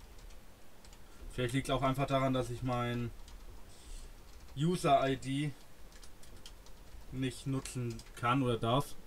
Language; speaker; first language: German; native; German